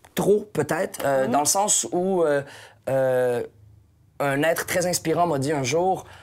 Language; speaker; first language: French; native; French